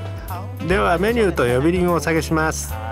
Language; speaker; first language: Japanese; non-native, fluent; Chinese